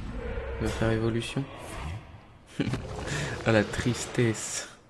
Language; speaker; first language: French; native; French